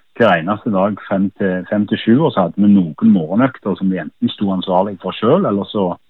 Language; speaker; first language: Norwegian; native; Norwegian